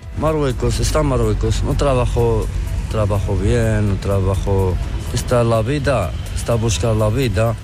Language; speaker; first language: Spanish; non-native, learner; Arabic